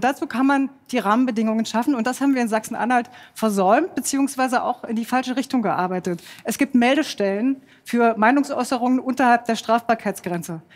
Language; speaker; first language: German; native; German